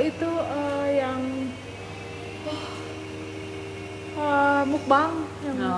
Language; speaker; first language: Indonesian; native; Indonesian